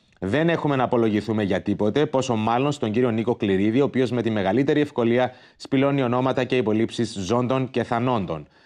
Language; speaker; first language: Greek; native; Greek